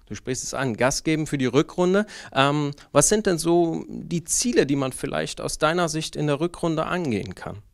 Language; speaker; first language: German; native; German